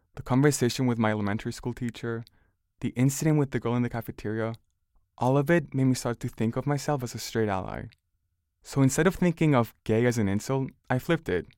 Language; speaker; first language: English; early bilingual, other home language; Spanish